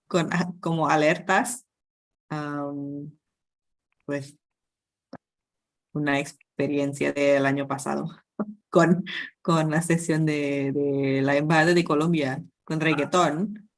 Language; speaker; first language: Spanish; non-native, fluent; Indonesian